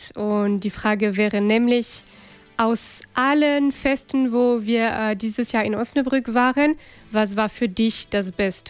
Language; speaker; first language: German; non-native, fluent; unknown